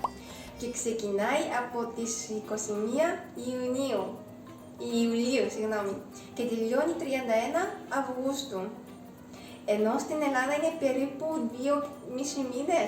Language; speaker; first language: Greek; non-native, fluent; Japanese